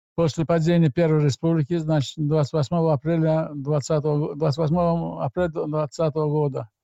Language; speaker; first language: Russian; non-native, local second language; Azerbaijani